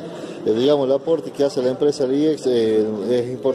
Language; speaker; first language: Spanish; native; Spanish